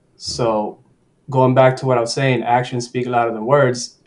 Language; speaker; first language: English; early bilingual, other home language; Spanish